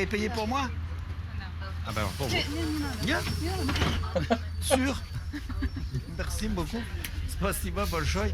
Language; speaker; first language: French; native; French